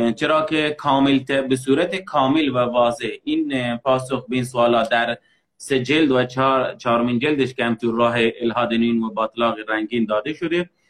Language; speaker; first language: Persian; native; Persian